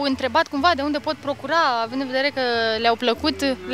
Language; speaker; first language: Romanian; native; Romanian